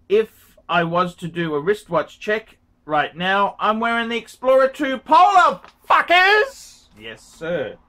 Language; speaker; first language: English; native; English